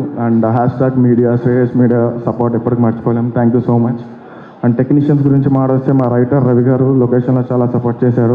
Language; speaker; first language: Telugu; native; Telugu